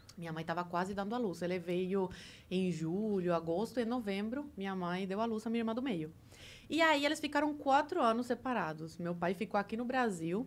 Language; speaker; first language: Portuguese; early bilingual, other home language; Spanish